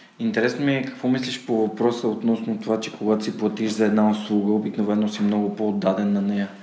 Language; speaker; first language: Bulgarian; native; Bulgarian